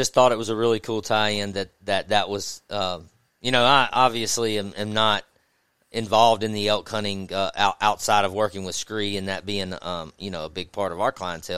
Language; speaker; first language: English; native; English